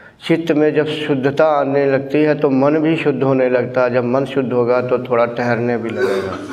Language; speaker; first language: Hindi; native; Hindi